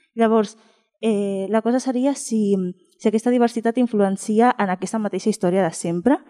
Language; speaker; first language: Catalan; non-native, fluent; Spanish